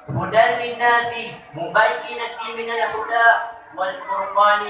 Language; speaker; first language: Arabic; non-native, learner; Achinese